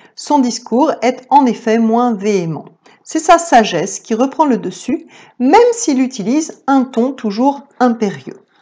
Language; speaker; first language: French; native; French